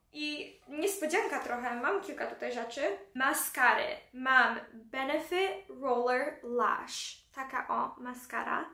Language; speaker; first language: Polish; early bilingual, heritage; Polish